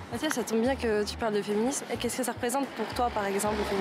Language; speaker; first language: French; native; French